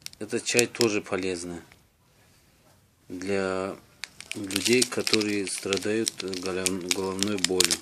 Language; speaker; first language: Russian; non-native, local second language; Tajik